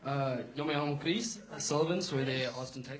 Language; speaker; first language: Spanish; non-native, learner; English